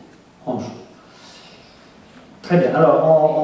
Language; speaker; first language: French; non-native, fluent; Italian